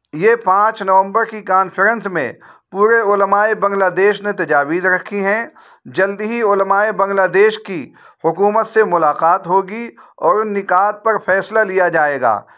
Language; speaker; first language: Hindi; native; Hindi